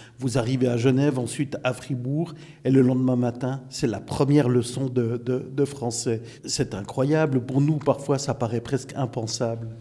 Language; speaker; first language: French; native; French